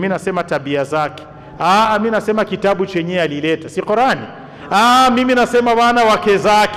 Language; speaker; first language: Swahili; non-native, local second language; Rundi